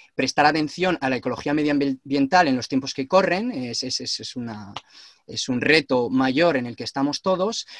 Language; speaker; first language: Spanish; native; Spanish